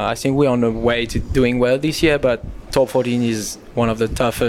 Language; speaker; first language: English; non-native, learner; French